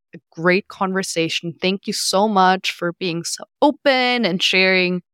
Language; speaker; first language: English; non-native, fluent; German